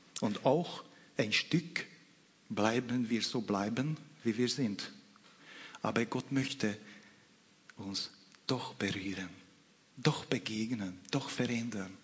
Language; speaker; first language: German; non-native, fluent; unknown